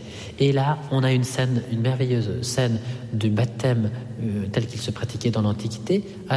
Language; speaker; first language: French; non-native, fluent; Italian